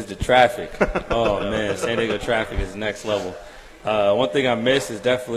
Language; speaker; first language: English; native; English